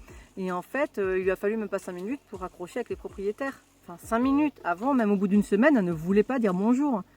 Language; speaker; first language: French; native; French